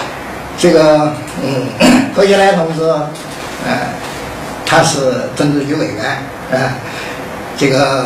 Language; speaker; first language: Chinese; native; Chinese